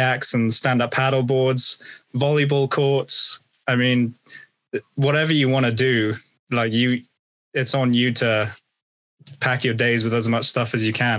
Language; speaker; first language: English; native; English